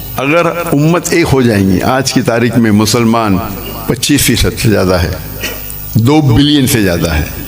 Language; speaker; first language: Urdu; non-native, local second language; Konkani